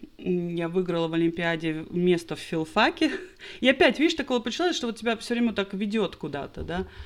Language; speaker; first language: Russian; non-native, local second language; Latvian